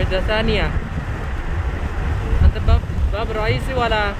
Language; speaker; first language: Arabic; non-native, learner; Indonesian